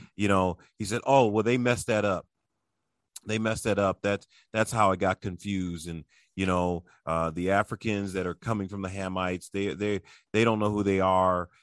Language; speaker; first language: English; early bilingual, other home language; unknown